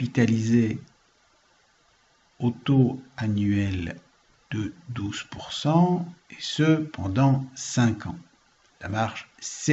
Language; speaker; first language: French; native; French